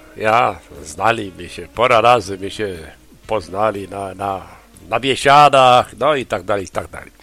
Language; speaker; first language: Polish; native; Polish